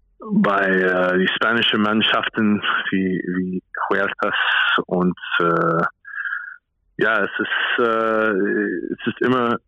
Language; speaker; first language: German; non-native, fluent; English